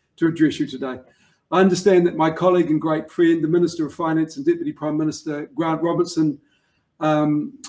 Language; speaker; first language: English; native; English